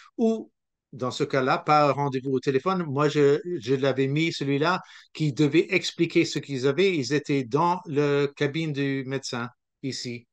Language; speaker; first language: French; non-native, local second language; English